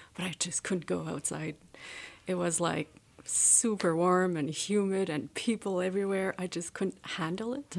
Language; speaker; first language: English; native; English